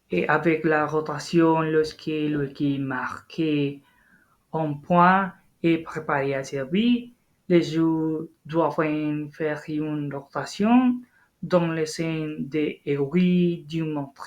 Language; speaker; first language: French; non-native, learner; Spanish